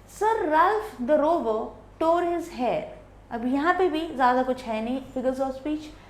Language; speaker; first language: Hindi; non-native, local second language; Bangla